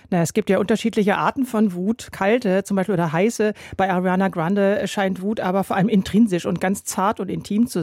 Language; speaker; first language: German; native; German